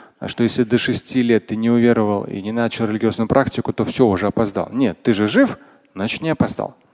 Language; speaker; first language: Russian; non-native, local second language; Tatar